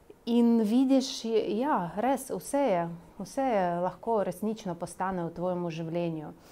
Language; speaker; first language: Slovenian; non-native, learner; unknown